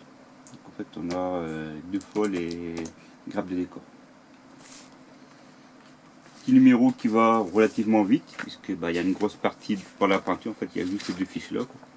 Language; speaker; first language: French; native; French